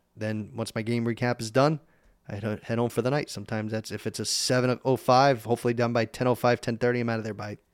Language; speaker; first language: English; native; English